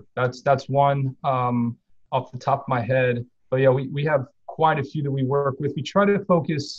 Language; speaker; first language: English; native; English